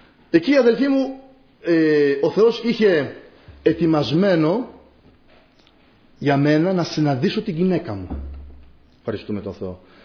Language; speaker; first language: Greek; non-native, fluent; Polish